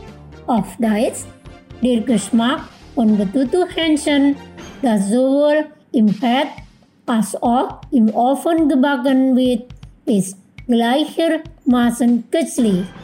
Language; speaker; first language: German; non-native, local second language; Indonesian